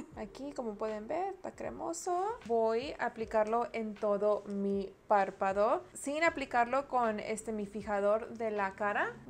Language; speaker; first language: Spanish; early bilingual, heritage; Spanish